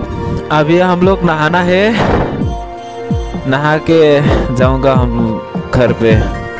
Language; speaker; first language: Hindi; non-native, local second language; Bodo